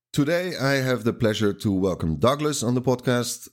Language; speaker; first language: English; non-native, fluent; Dutch